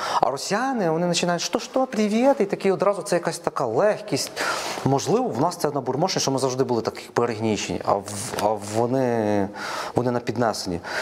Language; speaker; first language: Ukrainian; non-native, local second language; Russian